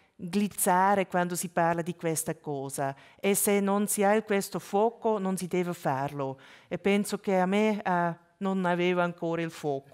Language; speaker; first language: Italian; non-native, local second language; German